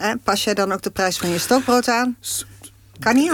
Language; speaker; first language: Dutch; native; Dutch